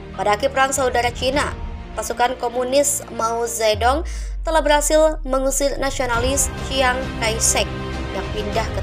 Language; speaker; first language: Indonesian; native; Indonesian